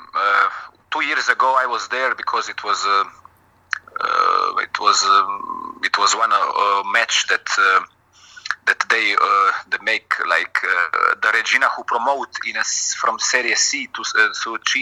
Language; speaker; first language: English; non-native, fluent; Croatian